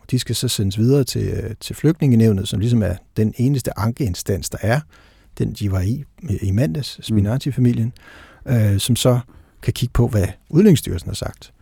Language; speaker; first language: Danish; native; Danish